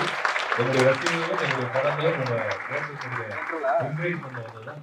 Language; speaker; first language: Tamil; native; Tamil